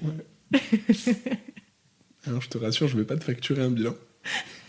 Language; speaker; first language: French; native; French